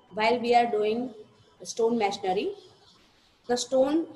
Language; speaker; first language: English; non-native, local second language; Gujarati